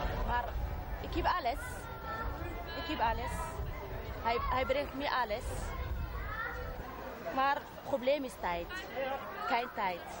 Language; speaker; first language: Dutch; non-native, learner; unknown